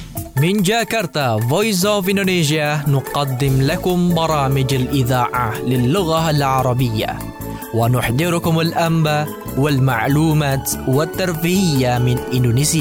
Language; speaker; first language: Arabic; non-native, fluent; Indonesian